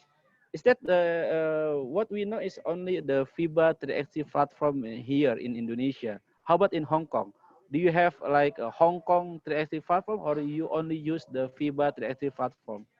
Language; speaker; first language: English; non-native, learner; Indonesian